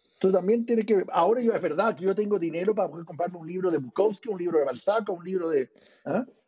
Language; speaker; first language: Spanish; early bilingual, other home language; English